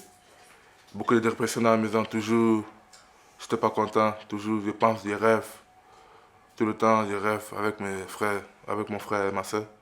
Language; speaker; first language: French; non-native, learner; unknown